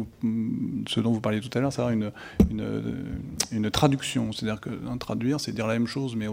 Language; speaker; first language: French; native; French